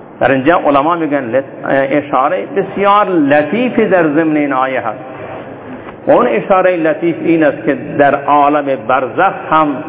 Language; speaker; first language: Persian; non-native, local second language; Baluchi